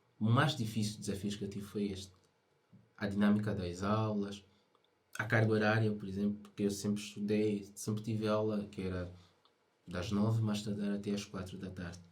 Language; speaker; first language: Portuguese; native; Portuguese